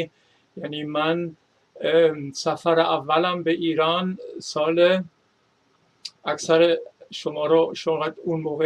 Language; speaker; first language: Persian; non-native, fluent; German